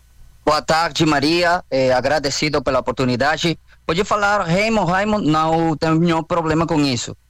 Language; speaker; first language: Portuguese; non-native, fluent; Spanish